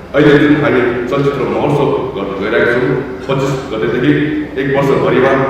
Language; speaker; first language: Nepali; non-native, local second language; Newari